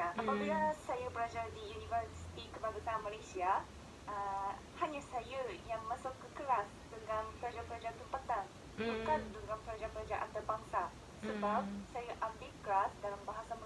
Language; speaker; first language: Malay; non-native, fluent; Japanese